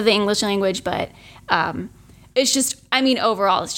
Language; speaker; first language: English; non-native, fluent; German